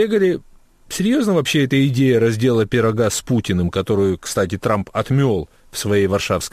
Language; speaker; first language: Russian; native; Russian